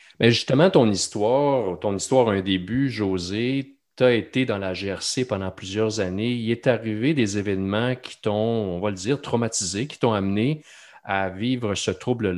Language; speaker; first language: French; native; French